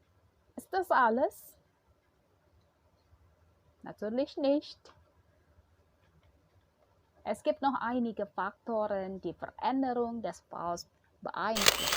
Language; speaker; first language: German; non-native, fluent; Indonesian